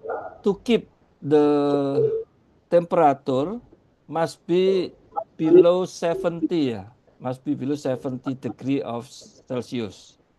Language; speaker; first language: English; non-native, learner; Indonesian